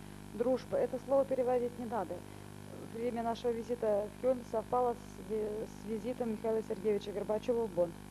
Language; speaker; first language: Russian; native; Russian